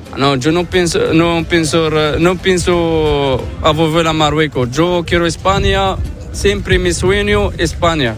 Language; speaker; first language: Spanish; non-native, learner; Arabic